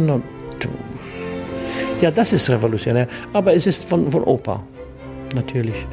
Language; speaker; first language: German; non-native, learner; English